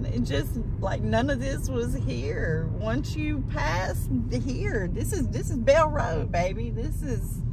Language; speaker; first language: English; native; English